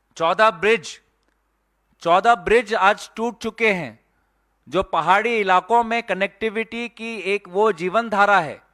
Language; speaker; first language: Hindi; non-native, local second language; Assamese